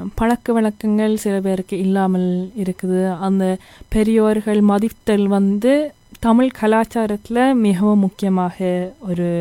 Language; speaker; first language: Tamil; early bilingual, heritage; Tamil